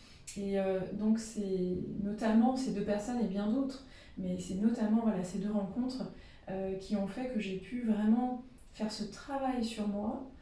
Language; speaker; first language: French; native; French